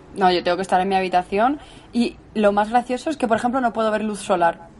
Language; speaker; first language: Spanish; native; Spanish